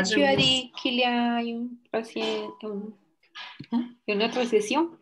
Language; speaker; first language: French; non-native, learner; Spanish